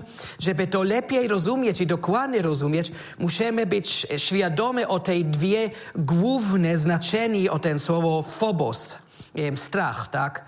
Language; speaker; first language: Polish; non-native, learner; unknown